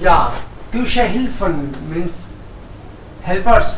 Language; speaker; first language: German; non-native, fluent; Hindi